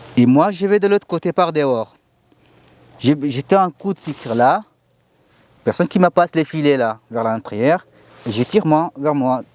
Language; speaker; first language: French; non-native, learner; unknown